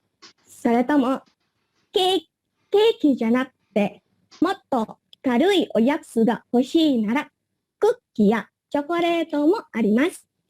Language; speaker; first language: Japanese; non-native, learner; Indonesian